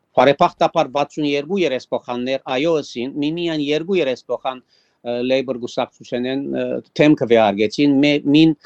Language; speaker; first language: Armenian; native; Armenian